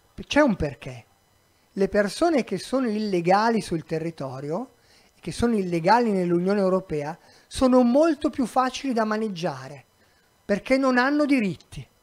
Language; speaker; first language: Italian; native; Italian